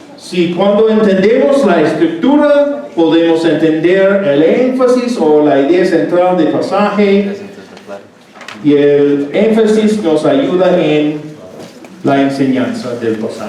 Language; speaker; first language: Spanish; non-native, fluent; English